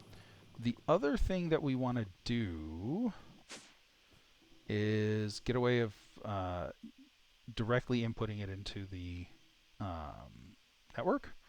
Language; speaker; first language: English; native; English